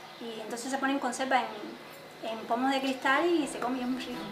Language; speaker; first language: Spanish; native; Spanish